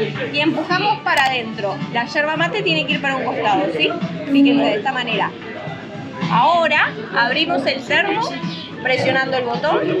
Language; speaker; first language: Spanish; native; Spanish